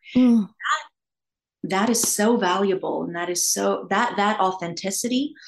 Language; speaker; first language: English; native; English